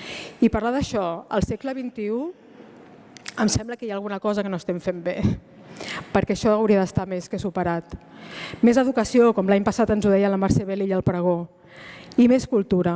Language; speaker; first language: Catalan; native; Catalan